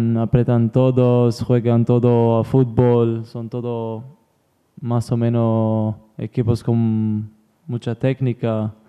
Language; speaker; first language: Spanish; non-native, learner; Italian